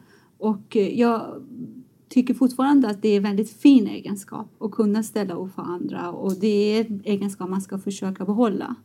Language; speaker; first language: Swedish; non-native, fluent; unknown